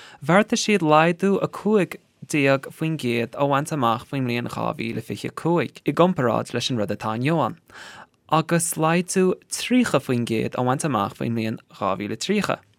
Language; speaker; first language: Irish; native; Irish